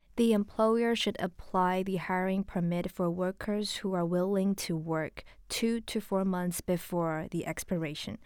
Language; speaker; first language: English; non-native, local second language; Filipino